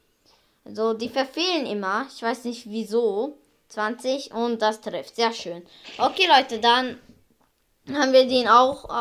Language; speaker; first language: German; early bilingual, other home language; Hungarian